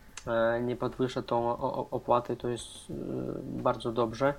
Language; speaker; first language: Polish; non-native, fluent; Russian